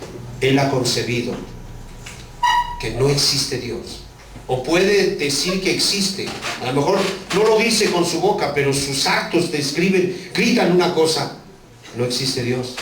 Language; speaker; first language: Spanish; native; Spanish